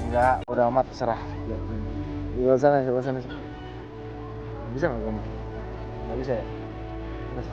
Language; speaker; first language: Indonesian; native; Indonesian